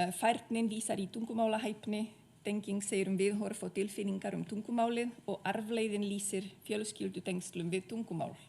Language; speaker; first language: Icelandic; non-native, fluent; Czech